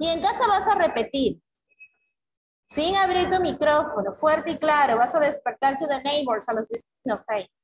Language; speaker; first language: Spanish; native; Spanish